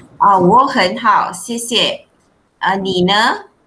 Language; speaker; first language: Chinese; non-native, fluent; Malay